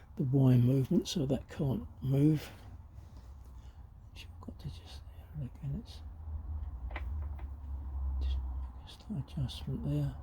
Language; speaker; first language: English; native; English